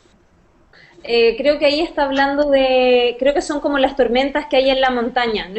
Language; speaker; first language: Spanish; native; Spanish